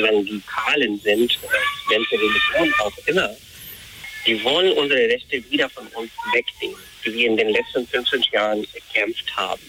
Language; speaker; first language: German; non-native, fluent; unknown